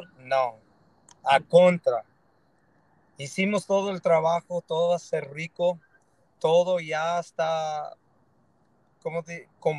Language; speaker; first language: Spanish; early bilingual, heritage; Spanish